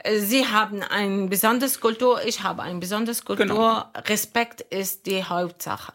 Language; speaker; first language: German; non-native, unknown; Arabic